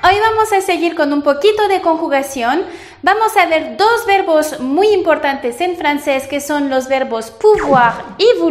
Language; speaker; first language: Spanish; non-native, fluent; French